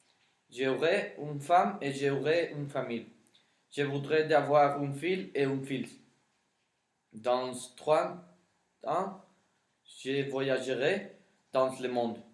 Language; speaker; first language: French; non-native, learner; Spanish